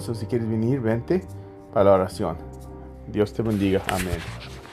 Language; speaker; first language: Spanish; native; Spanish